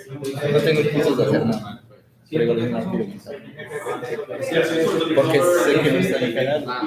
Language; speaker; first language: Spanish; native; Spanish